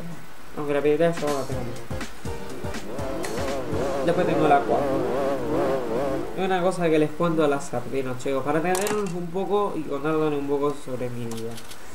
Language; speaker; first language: Spanish; native; Spanish